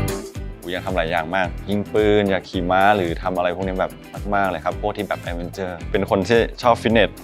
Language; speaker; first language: Thai; native; Thai